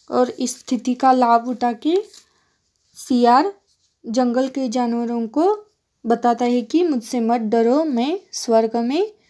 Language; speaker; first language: Hindi; non-native, local second language; Kannada